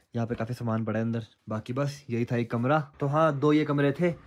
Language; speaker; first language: Hindi; native; Hindi